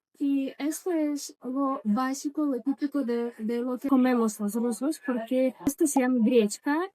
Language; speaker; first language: Spanish; non-native, fluent; Russian